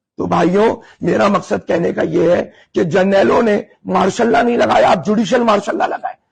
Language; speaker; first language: Urdu; native; Urdu